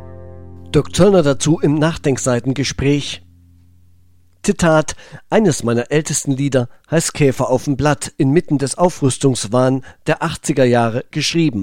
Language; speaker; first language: German; native; German